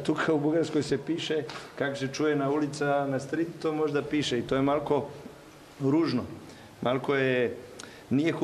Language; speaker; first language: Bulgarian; non-native, learner; Serbian